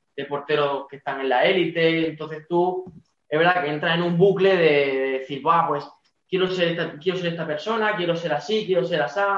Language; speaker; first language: Spanish; native; Spanish